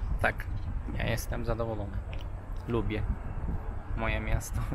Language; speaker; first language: Polish; non-native, learner; Turkish